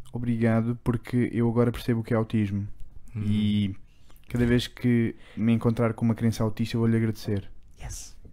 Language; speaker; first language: Portuguese; native; Portuguese